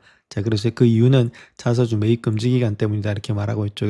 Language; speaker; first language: Korean; native; Korean